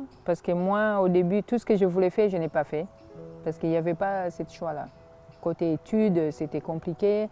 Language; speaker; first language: French; non-native, fluent; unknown